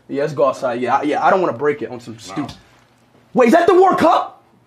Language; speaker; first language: English; native; English